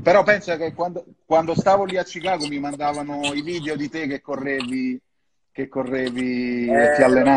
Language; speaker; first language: Italian; native; Italian